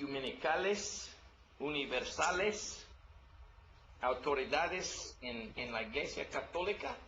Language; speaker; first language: Spanish; non-native, learner; English